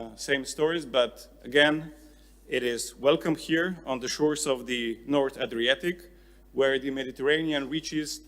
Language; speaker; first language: English; non-native, fluent; Slovenian